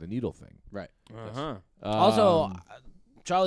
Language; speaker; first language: English; native; English